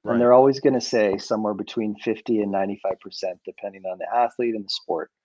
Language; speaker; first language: English; native; English